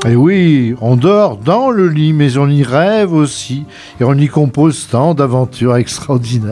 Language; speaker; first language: French; native; French